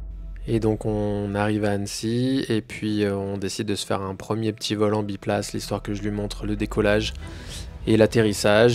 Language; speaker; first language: French; native; French